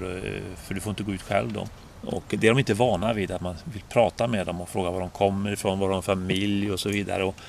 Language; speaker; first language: Swedish; native; Swedish